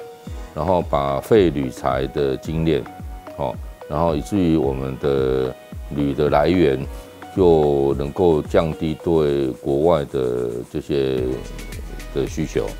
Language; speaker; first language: Chinese; native; Chinese